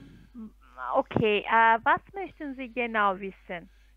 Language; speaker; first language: German; non-native, fluent; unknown